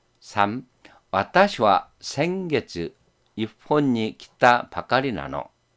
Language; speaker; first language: Japanese; non-native, fluent; Korean